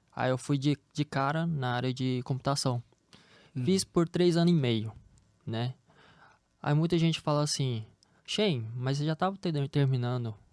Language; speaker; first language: Portuguese; early bilingual, other home language; Chinese